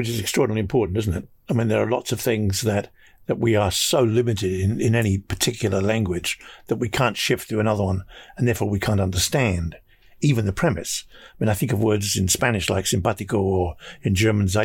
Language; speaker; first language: English; native; English